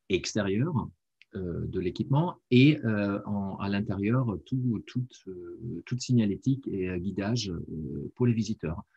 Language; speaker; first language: French; non-native, fluent; German